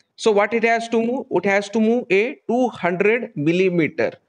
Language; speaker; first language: English; non-native, local second language; Kannada